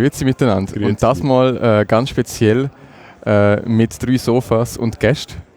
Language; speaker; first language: German; native; German